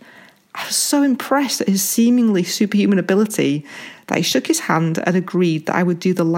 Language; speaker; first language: English; native; English